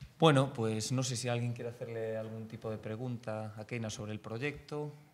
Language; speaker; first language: Spanish; native; Spanish